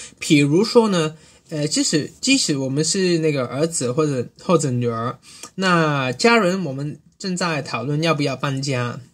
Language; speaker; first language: Chinese; non-native, local second language; Cantonese